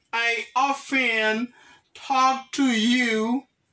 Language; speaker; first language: English; non-native, fluent; Haitian Creole